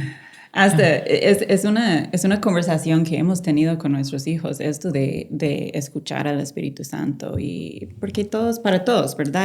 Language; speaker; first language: Spanish; non-native, fluent; English